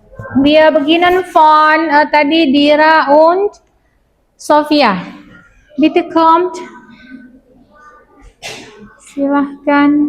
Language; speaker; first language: German; non-native, learner; Indonesian